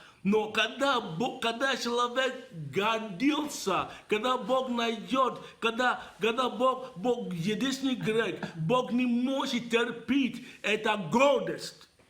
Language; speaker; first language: Russian; non-native, fluent; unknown